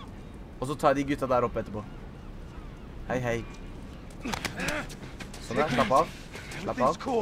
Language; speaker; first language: Norwegian; native; Norwegian